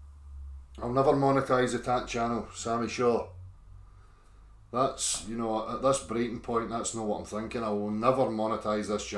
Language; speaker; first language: English; native; English